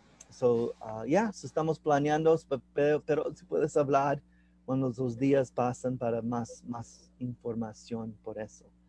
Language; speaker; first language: Spanish; non-native, learner; English